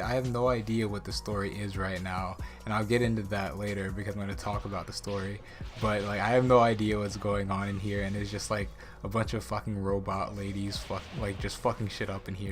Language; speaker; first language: English; native; English